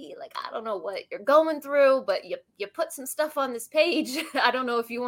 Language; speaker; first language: English; native; English